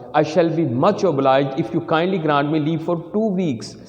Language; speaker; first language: English; non-native, local second language; Urdu